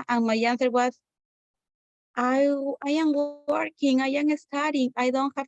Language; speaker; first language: English; non-native, learner; Spanish